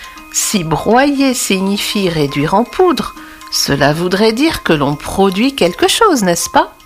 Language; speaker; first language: French; native; French